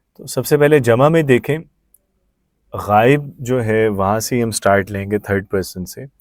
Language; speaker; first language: Urdu; native; Urdu